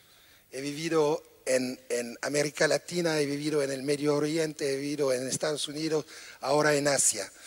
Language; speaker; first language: Spanish; non-native, fluent; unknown